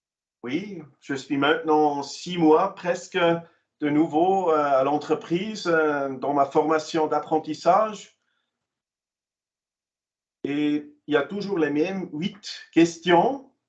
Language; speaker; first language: French; non-native, local second language; German